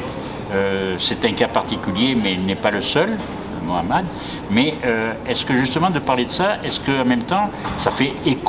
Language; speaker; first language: French; native; French